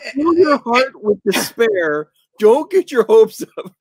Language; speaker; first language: English; native; English